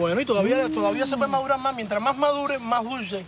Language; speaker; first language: Spanish; native; Spanish